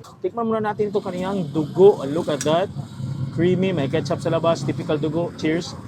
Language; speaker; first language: Filipino; native; Filipino